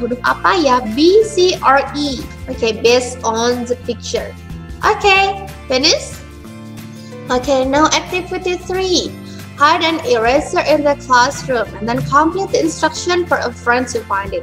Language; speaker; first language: English; non-native, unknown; Indonesian